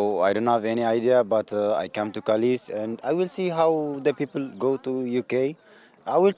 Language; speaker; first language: English; non-native, learner; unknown